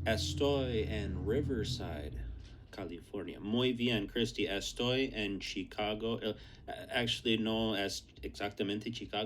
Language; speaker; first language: Spanish; non-native, fluent; English